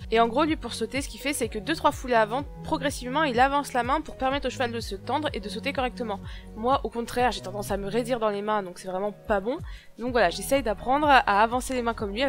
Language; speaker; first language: French; native; French